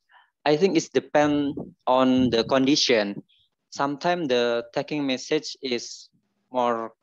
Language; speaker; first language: English; non-native, learner; Indonesian